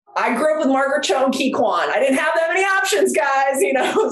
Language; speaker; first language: English; non-native, fluent; Korean